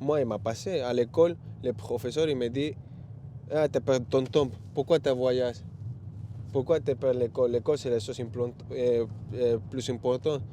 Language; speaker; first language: French; non-native, learner; Spanish